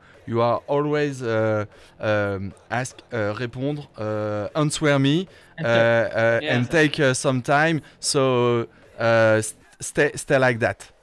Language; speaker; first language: English; non-native, learner; French